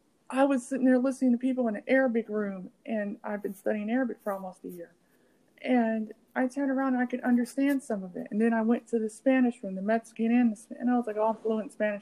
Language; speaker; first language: English; native; English